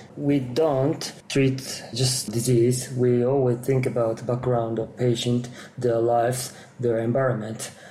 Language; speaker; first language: English; non-native, fluent; Japanese